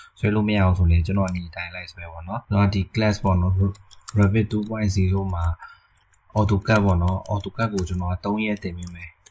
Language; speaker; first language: Burmese; native; Burmese